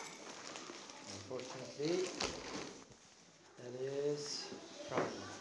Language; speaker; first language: English; non-native, learner; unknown